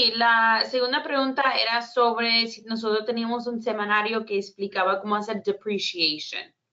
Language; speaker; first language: Spanish; early bilingual, heritage; Spanish